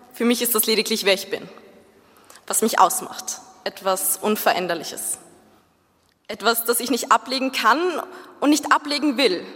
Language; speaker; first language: German; early bilingual, other home language; Zaza